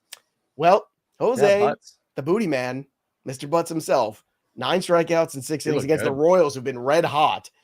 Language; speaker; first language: English; native; English